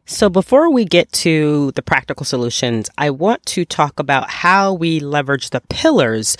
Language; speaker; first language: English; native; English